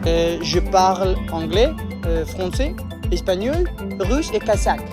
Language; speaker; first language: French; non-native, learner; Kazakh